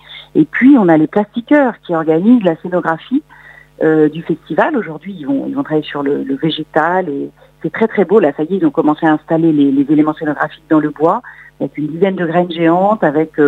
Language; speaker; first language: French; native; French